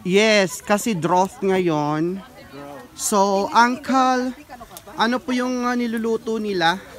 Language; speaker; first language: Filipino; native; Filipino